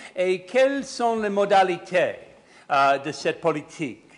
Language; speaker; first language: French; non-native, fluent; English